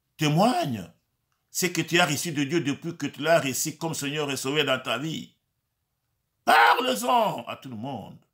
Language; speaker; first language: French; non-native, local second language; Lingala